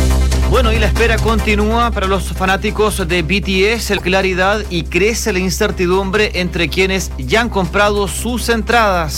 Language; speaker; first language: Spanish; native; Spanish